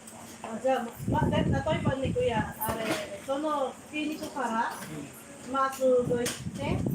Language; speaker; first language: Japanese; non-native, fluent; Filipino